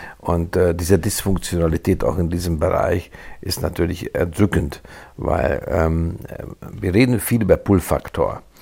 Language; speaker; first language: German; non-native, fluent; Hungarian